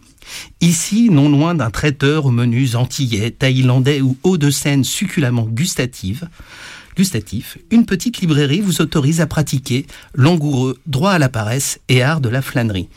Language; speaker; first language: French; native; French